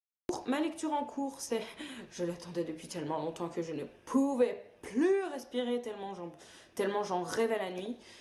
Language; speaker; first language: French; native; French